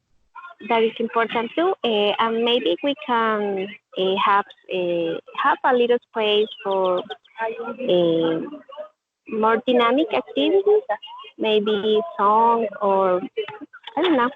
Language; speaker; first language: English; non-native, learner; Spanish